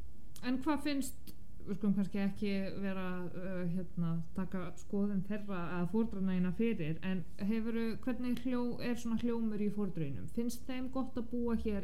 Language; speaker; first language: Icelandic; non-native, fluent; Polish